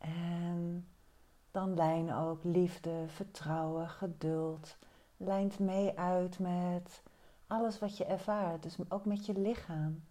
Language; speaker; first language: Dutch; native; Dutch